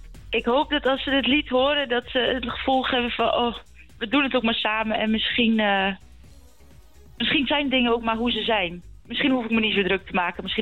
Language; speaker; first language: Dutch; non-native, local second language; Western Frisian